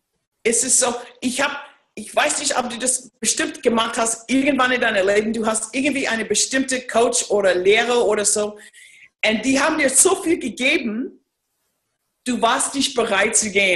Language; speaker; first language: German; non-native, fluent; English